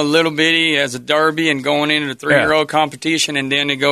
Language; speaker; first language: English; non-native, fluent; Portuguese